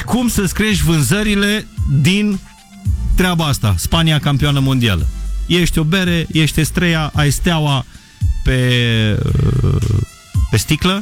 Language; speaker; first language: Romanian; native; Romanian